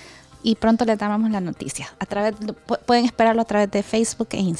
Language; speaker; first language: Spanish; native; Spanish